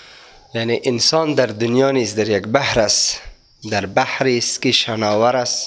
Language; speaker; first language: Persian; native; Persian